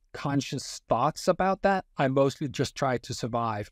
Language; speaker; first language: English; non-native, fluent; Danish